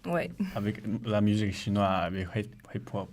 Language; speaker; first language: French; non-native, learner; Chinese